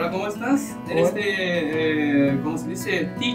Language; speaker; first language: Spanish; non-native, learner; Japanese